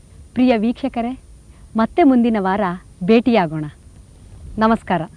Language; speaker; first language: Kannada; native; Kannada